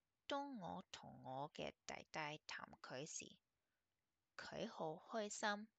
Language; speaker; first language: Cantonese; non-native, learner; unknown